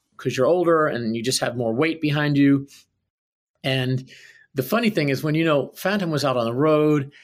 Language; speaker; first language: English; native; English